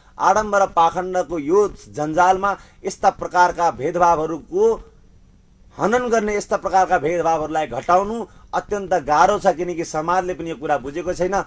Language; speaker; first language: Nepali; native; Nepali